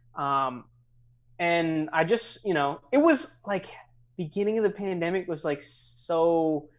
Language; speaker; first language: English; native; English